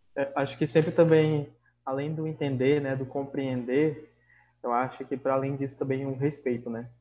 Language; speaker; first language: Portuguese; native; Portuguese